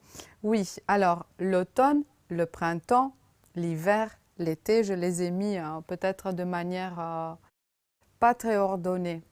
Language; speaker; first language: French; non-native, fluent; Romanian